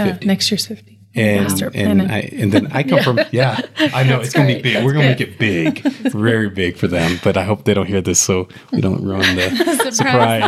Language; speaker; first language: English; native; English